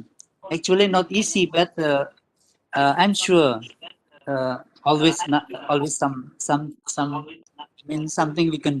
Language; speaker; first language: English; non-native, learner; Indonesian